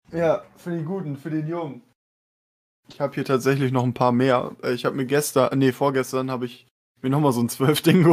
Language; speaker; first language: German; native; German